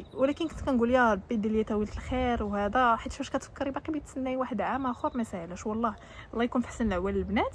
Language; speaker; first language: Arabic; native; Arabic